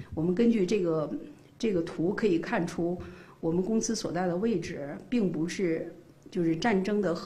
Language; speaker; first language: Chinese; native; Chinese